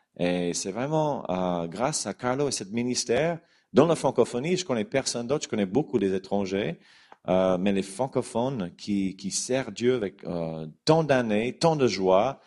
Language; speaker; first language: French; non-native, fluent; English